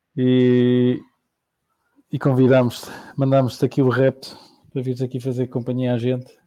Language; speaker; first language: Portuguese; native; Portuguese